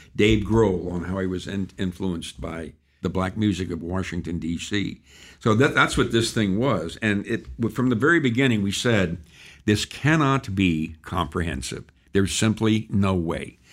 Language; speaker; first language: English; native; English